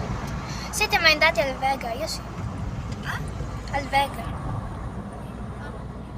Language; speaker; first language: Italian; early bilingual, other home language; Filipino